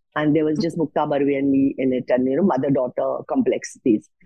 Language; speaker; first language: English; non-native, local second language; Marathi